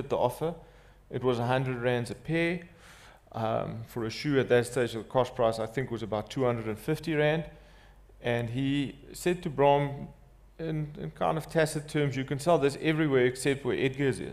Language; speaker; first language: English; non-native, local second language; Afrikaans